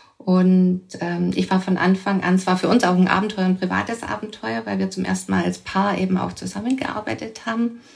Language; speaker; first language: German; native; German